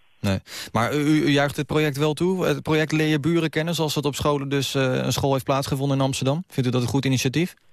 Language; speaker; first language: Dutch; native; Dutch